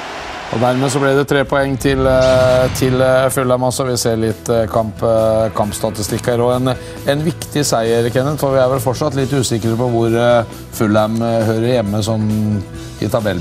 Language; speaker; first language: Norwegian; native; Norwegian